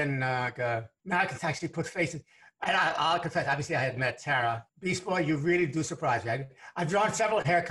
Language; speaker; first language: English; early bilingual, other home language; Spanish